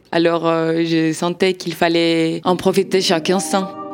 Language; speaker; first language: French; non-native, fluent; Spanish